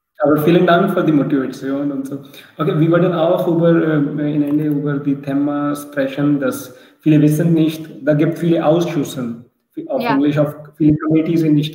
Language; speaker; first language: German; non-native, learner; Urdu